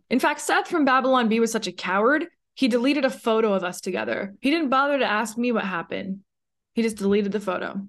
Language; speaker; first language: English; native; English